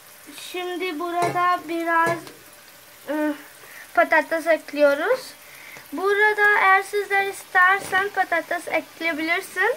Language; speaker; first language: Turkish; non-native, learner; Urdu